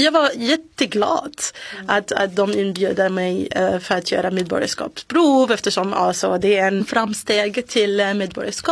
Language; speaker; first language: Swedish; non-native, fluent; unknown